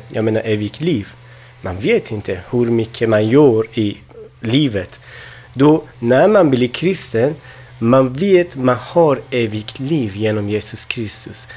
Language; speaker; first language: Swedish; non-native, learner; Persian